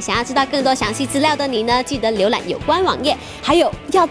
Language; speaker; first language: Chinese; native; Chinese